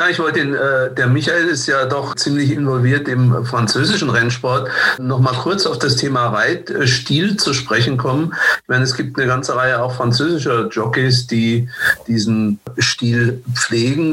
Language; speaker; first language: German; native; German